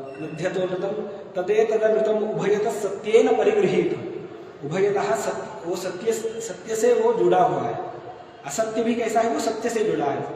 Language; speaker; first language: Hindi; non-native, local second language; Marathi